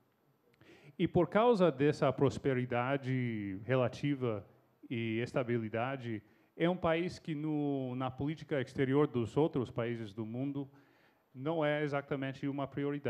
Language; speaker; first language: Portuguese; non-native, fluent; English